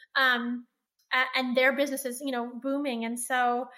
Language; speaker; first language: English; native; English